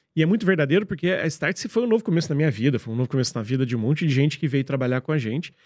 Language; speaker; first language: Portuguese; native; Portuguese